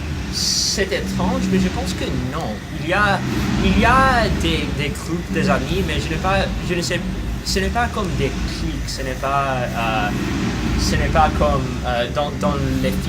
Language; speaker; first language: French; non-native, learner; English